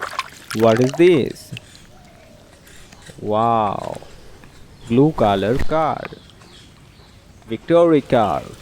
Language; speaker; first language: English; non-native, learner; Indonesian